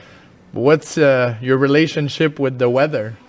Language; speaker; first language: English; non-native, fluent; French